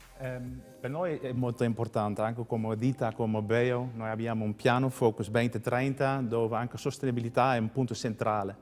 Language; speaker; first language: Italian; non-native, fluent; Dutch